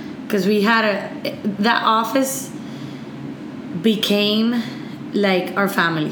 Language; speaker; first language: English; early bilingual, other home language; Spanish